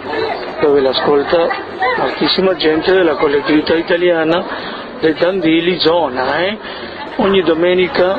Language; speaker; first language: Italian; early bilingual, heritage; Italian